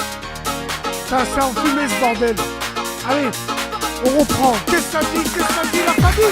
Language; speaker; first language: French; native; French